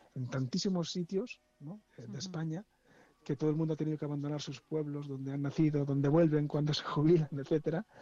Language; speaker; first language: Spanish; native; Spanish